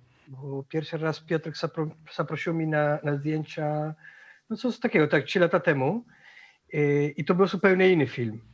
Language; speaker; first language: Polish; non-native, fluent; Spanish